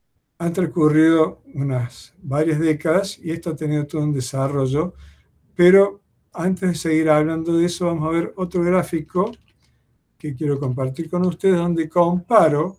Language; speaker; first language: Spanish; native; Spanish